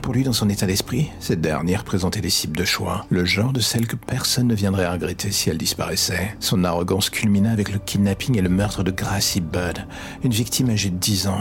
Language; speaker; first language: French; native; French